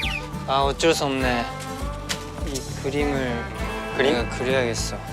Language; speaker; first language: Korean; non-native, fluent; Japanese